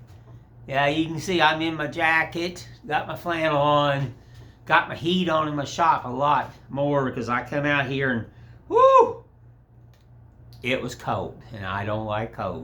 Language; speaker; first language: English; native; English